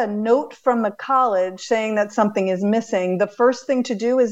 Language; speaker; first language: English; native; English